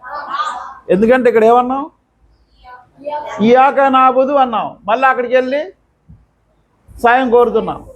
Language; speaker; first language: Telugu; non-native, local second language; Urdu